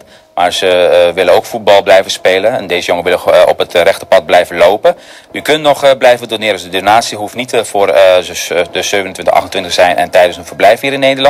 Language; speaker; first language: Dutch; non-native, fluent; Spanish